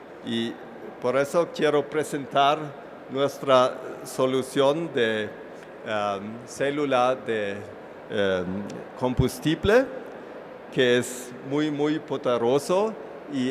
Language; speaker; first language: Spanish; non-native, fluent; German